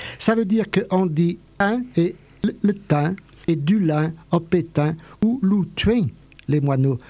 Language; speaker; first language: French; native; French